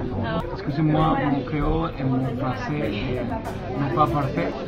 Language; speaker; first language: French; non-native, learner; Spanish